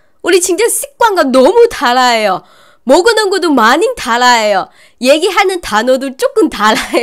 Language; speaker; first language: Korean; non-native, learner; Chinese